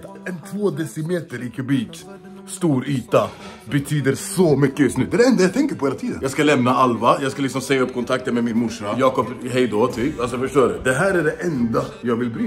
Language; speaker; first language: Swedish; native; Swedish